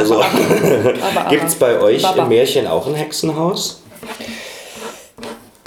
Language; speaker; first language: German; native; German